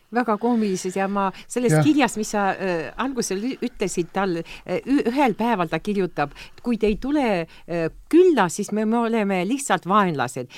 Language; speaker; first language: Estonian; non-native, local second language; Russian